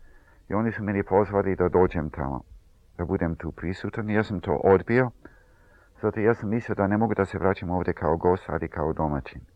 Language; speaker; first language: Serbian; early bilingual, heritage; Serbian